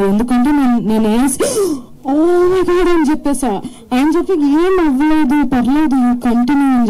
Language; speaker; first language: Telugu; non-native, fluent; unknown